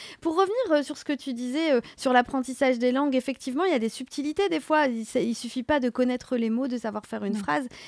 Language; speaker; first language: French; native; French